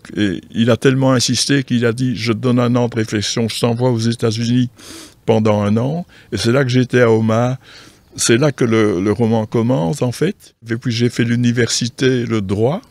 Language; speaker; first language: French; native; French